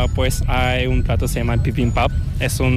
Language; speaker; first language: Spanish; non-native, learner; Korean